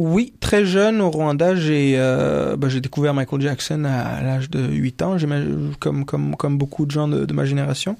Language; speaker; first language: French; non-native, local second language; Kinyarwanda